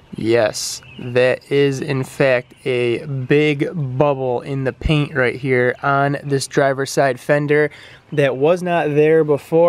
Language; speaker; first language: English; native; English